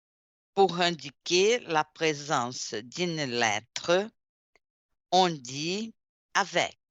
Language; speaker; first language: French; non-native, fluent; Portuguese